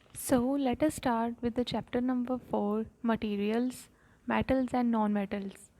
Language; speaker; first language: English; non-native, local second language; Punjabi